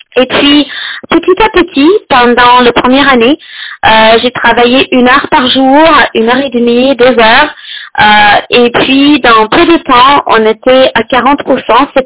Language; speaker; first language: French; non-native, fluent; English